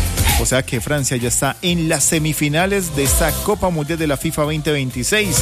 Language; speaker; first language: Spanish; native; Spanish